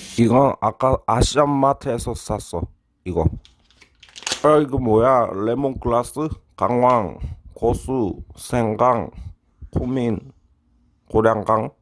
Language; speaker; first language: Korean; non-native, learner; Thai